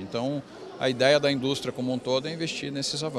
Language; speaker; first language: Portuguese; native; Portuguese